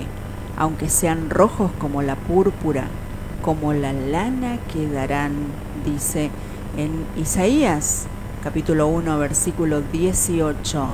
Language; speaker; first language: Spanish; native; Spanish